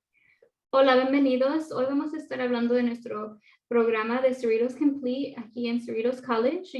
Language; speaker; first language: Spanish; early bilingual, other home language; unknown